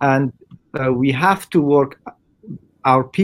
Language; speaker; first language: English; non-native, fluent; Persian